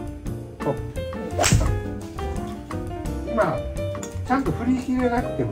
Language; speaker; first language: Japanese; native; Japanese